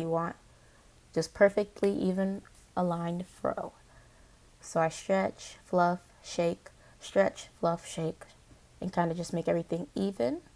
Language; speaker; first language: English; native; English